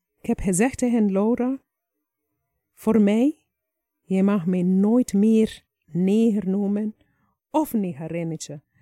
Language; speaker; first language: Dutch; non-native, fluent; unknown